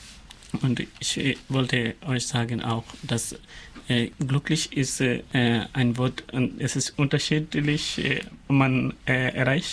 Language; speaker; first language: German; non-native, learner; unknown